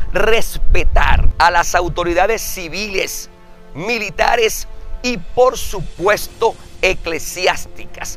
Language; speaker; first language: Spanish; native; Spanish